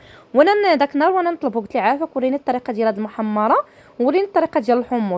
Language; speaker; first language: Arabic; native; Arabic